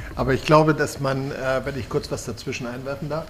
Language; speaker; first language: German; native; German